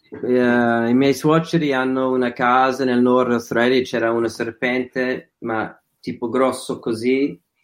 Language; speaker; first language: Italian; non-native, fluent; English